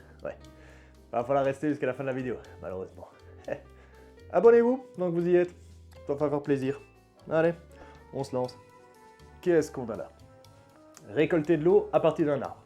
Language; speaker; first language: French; native; French